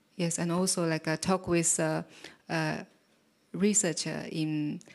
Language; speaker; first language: English; non-native, fluent; Japanese